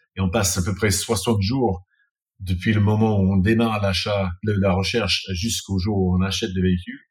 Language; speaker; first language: French; non-native, fluent; English